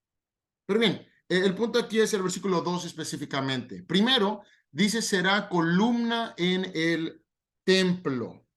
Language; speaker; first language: Spanish; native; Spanish